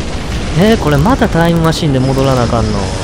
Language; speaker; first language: Japanese; native; Japanese